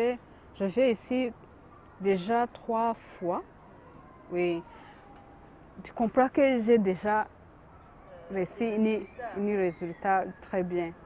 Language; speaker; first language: French; non-native, local second language; Kinyarwanda